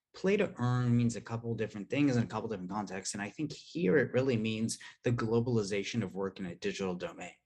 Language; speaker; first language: English; native; English